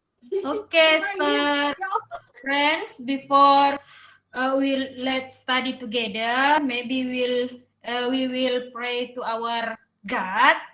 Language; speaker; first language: English; non-native, learner; Indonesian